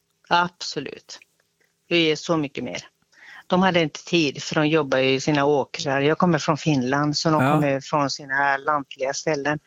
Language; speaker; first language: Swedish; native; Swedish